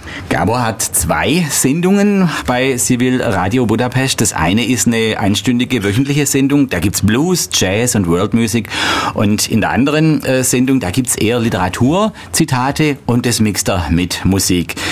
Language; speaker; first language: German; native; German